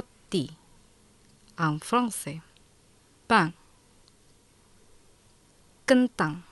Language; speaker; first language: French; non-native, fluent; Indonesian